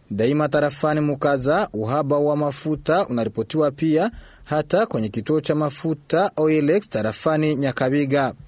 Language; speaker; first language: Swahili; non-native, local second language; Rundi